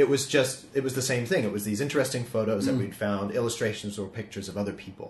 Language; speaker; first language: English; native; English